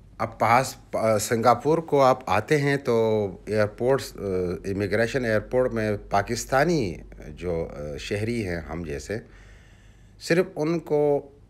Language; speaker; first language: Urdu; non-native, local second language; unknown